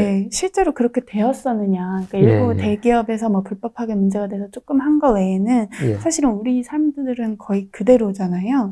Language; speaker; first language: Korean; native; Korean